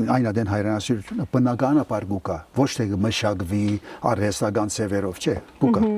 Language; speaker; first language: Armenian; early bilingual, heritage; Armenian